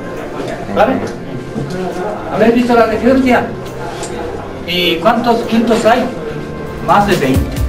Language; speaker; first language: Spanish; non-native, learner; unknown